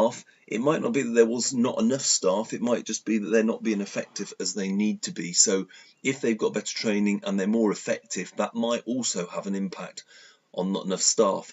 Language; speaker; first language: English; native; English